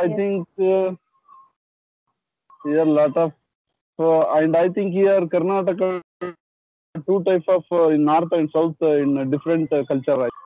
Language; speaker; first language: English; non-native, learner; Kannada